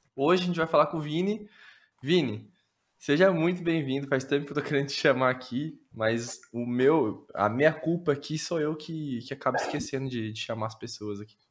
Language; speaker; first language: Portuguese; native; Portuguese